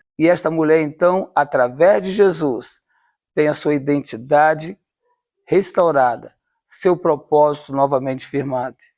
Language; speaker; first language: Portuguese; native; Portuguese